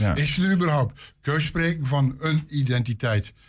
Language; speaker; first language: Dutch; native; Dutch